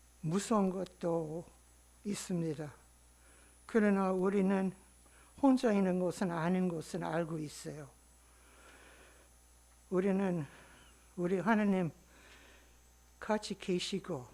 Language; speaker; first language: Korean; non-native, learner; English